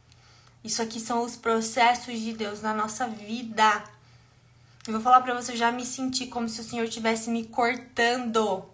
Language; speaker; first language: Portuguese; native; Portuguese